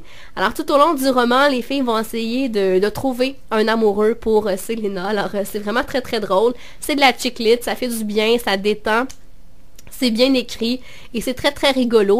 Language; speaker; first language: French; native; French